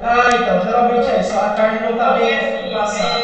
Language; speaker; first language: Portuguese; native; Portuguese